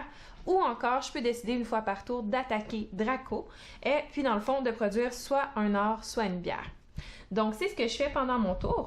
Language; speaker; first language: French; native; French